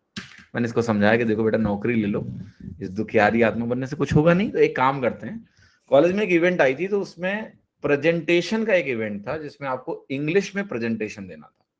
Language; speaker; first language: Hindi; native; Hindi